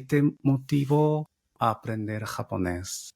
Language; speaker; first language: Spanish; non-native, fluent; Japanese